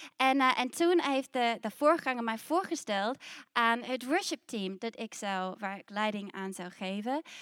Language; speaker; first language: Dutch; non-native, fluent; English